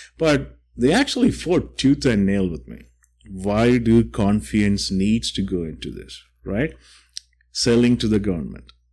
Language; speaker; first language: English; non-native, local second language; Malayalam